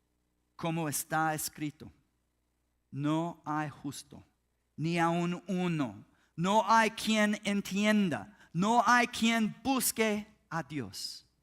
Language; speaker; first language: Spanish; non-native, learner; English